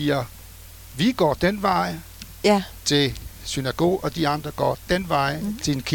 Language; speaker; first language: Danish; non-native, fluent; French